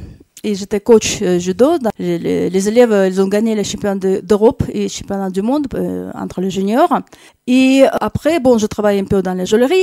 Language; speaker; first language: French; non-native, fluent; Russian